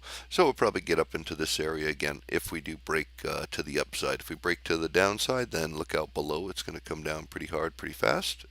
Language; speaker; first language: English; native; English